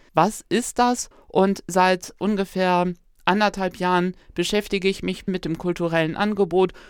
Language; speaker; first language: German; native; German